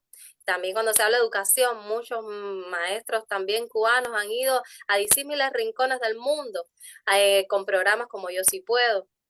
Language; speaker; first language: Spanish; native; Spanish